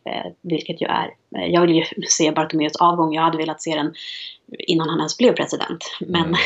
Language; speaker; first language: Swedish; native; Swedish